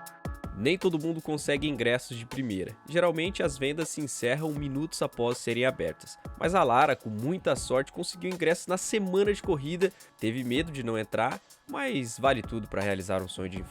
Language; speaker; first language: Portuguese; native; Portuguese